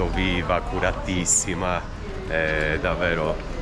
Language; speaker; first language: Italian; native; Italian